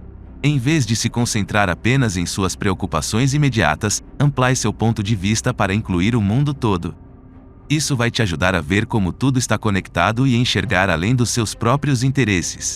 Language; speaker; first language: Portuguese; native; Portuguese